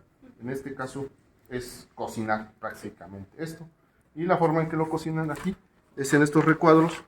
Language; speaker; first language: Spanish; native; Spanish